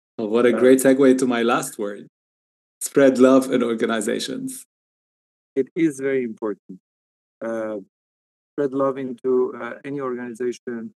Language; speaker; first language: English; non-native, fluent; Persian